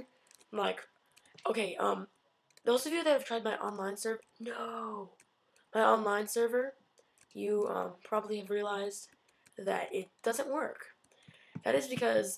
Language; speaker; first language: English; native; English